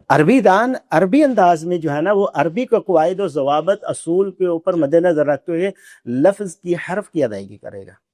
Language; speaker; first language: Urdu; non-native, local second language; Punjabi